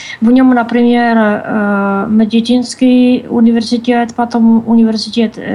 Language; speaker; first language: Russian; non-native, learner; Czech